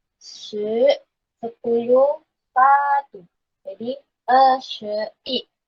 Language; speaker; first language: Malay; native; Malay